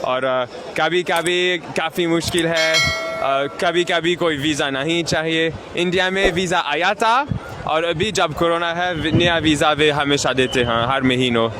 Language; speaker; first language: Hindi; non-native, learner; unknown